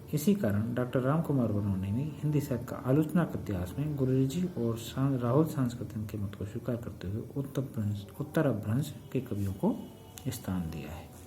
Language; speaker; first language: Hindi; native; Hindi